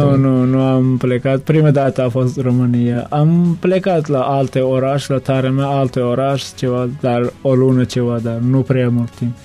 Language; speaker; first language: Romanian; non-native, learner; Turkmen